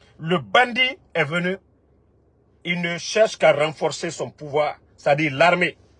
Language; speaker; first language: French; non-native, local second language; Mandingo